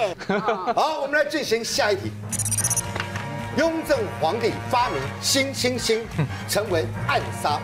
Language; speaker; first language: Chinese; native; Chinese